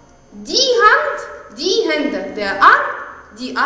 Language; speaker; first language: German; non-native, fluent; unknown